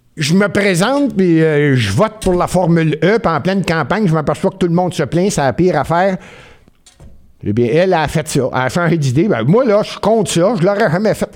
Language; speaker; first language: French; native; French